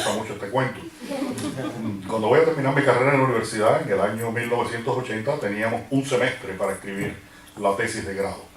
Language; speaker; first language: Spanish; native; Spanish